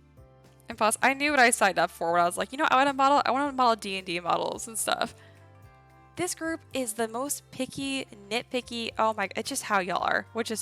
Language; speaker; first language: English; native; English